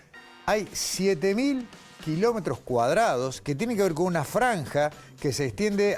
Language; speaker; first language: Spanish; native; Spanish